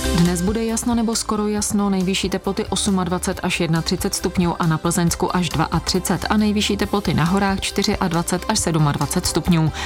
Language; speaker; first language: Czech; native; Czech